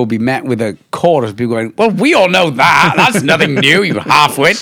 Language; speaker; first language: English; native; English